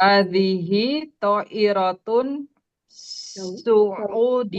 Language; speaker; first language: Arabic; non-native, learner; Indonesian